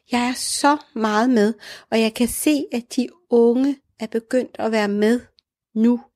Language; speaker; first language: Danish; early bilingual, other home language; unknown